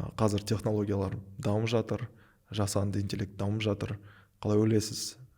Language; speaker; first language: Kazakh; non-native, local second language; Russian